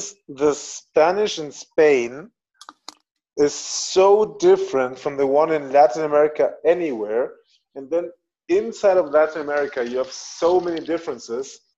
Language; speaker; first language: English; non-native, fluent; Spanish